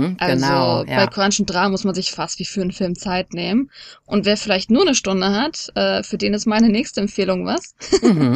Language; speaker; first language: German; native; German